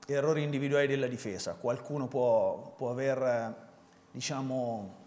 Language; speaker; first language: Italian; native; Italian